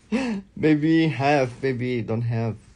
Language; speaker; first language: English; non-native, learner; Thai